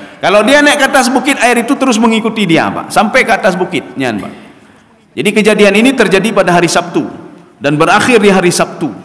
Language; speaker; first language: Malay; non-native, local second language; Achinese